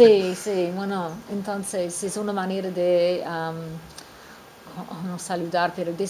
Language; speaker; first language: Spanish; non-native, fluent; English